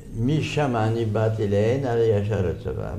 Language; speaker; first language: Hebrew; non-native, fluent; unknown